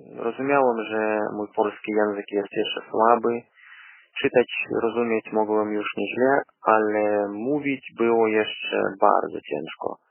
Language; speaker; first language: Polish; non-native, learner; Russian